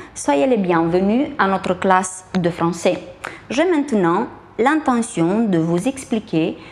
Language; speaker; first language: French; non-native, fluent; Romanian